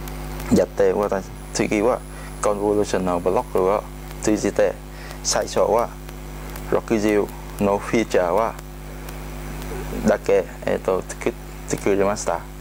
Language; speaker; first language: Japanese; non-native, learner; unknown